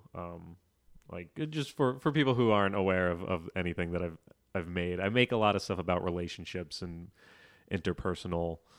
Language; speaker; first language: English; native; English